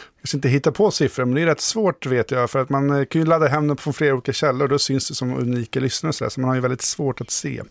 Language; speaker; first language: Swedish; native; Swedish